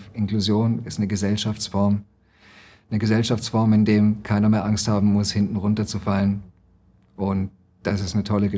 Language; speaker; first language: German; native; German